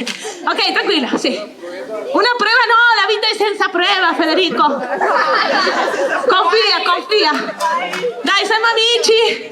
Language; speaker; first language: Italian; non-native, learner; Spanish